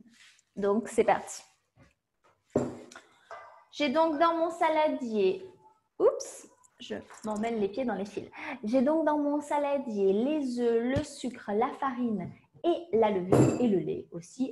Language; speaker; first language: French; native; French